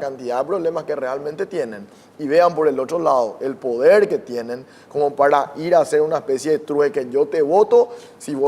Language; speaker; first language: Spanish; native; Spanish